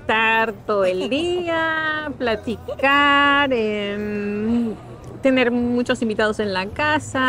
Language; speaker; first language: Spanish; native; Spanish